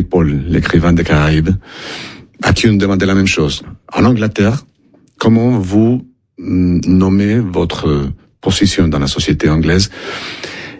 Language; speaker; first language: French; non-native, fluent; Spanish